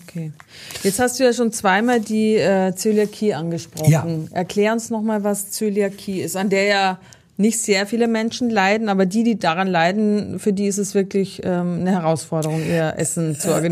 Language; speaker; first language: German; native; German